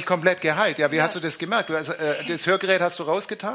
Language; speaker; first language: German; native; German